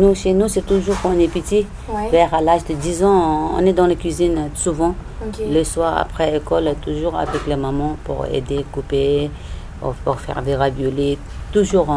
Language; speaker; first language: French; non-native, learner; Tibetan